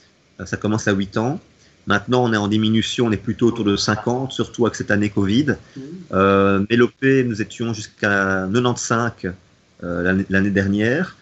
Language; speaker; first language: French; native; French